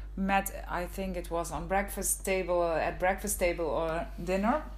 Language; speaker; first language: English; non-native, fluent; Dutch